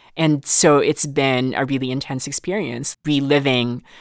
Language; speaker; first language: English; non-native, local second language; Filipino